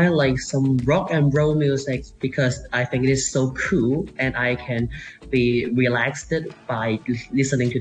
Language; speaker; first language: English; non-native, local second language; Cantonese